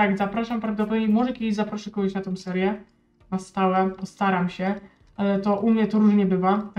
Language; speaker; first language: Polish; native; Polish